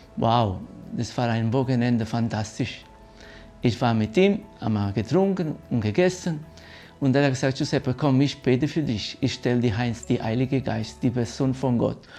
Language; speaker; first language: German; non-native, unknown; Italian